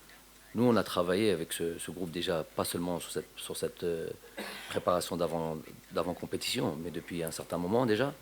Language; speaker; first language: French; native; French